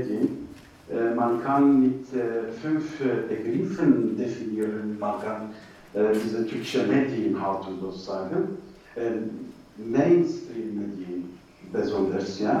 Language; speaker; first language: German; non-native, learner; Turkish